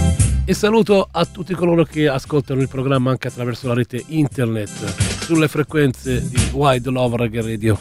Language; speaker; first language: Italian; native; Italian